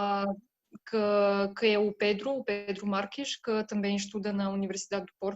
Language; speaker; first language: Portuguese; non-native, fluent; Bulgarian